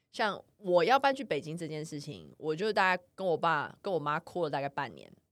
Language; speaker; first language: Chinese; native; Chinese